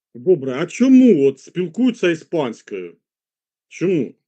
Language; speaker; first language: Ukrainian; non-native, local second language; Russian